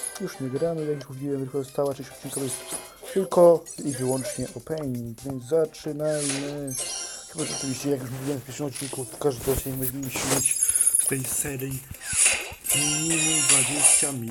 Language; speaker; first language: Polish; native; Polish